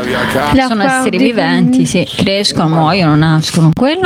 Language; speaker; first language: Italian; native; Italian